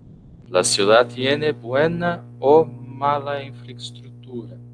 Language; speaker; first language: Spanish; non-native, fluent; Portuguese